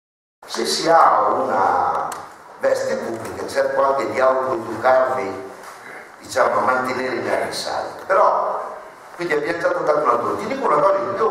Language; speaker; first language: Italian; native; Italian